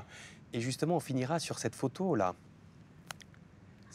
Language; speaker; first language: French; native; French